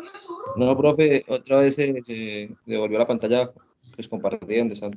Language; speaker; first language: Spanish; native; Spanish